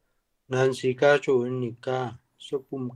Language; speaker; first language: Korean; non-native, learner; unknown